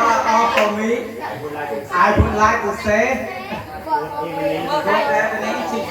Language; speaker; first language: English; non-native, learner; Khmer